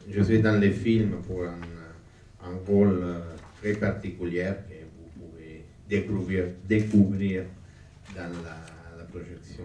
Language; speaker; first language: French; non-native, fluent; Italian